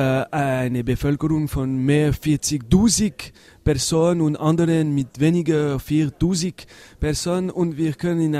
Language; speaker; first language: German; non-native, local second language; French